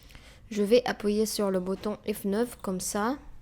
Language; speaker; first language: French; non-native, fluent; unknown